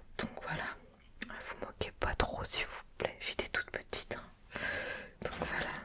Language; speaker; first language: French; early bilingual, other home language; Vietnamese